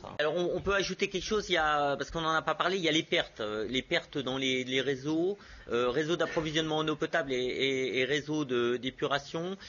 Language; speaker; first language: French; native; French